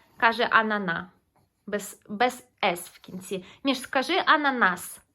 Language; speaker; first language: Ukrainian; native; Ukrainian